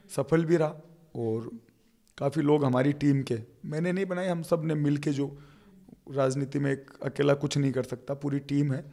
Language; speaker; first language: Hindi; native; Hindi